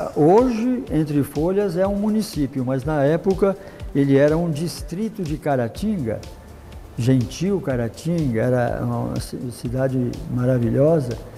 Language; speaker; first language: Portuguese; early bilingual, other home language; Italian